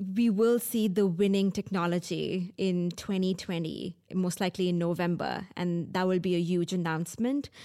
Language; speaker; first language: English; non-native, local second language; Hindi